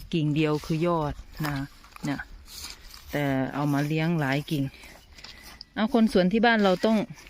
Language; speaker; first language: Thai; non-native, local second language; Lao